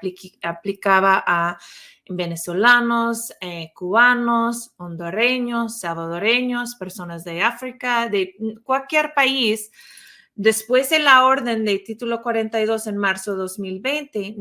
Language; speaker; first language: Spanish; non-native, fluent; English